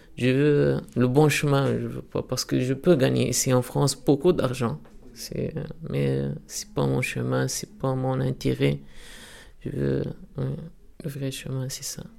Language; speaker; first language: French; non-native, local second language; Arabic